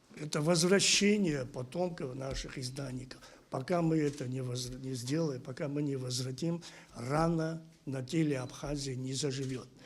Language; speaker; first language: Russian; non-native, local second language; Abkhazian